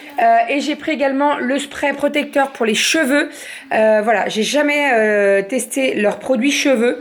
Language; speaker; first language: French; native; French